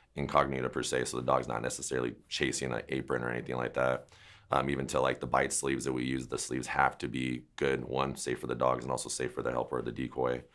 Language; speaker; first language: English; native; English